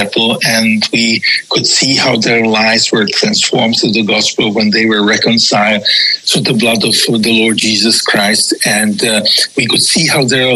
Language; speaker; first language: English; non-native, fluent; Czech